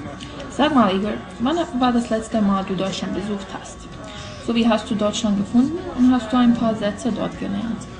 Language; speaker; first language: German; non-native, learner; Russian